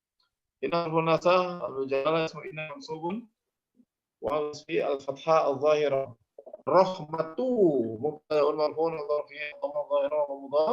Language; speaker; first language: Arabic; non-native, learner; Indonesian